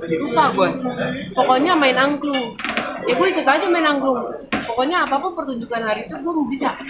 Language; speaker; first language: Indonesian; early bilingual, other home language; German